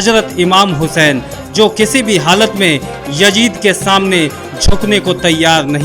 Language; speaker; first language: Hindi; native; Hindi